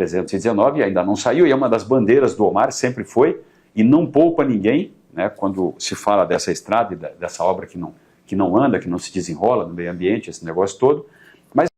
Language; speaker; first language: Portuguese; native; Portuguese